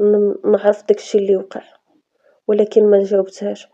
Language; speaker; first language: Arabic; native; Arabic